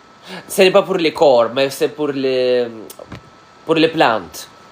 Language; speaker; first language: French; non-native, learner; Russian